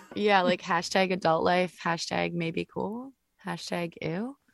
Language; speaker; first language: English; native; English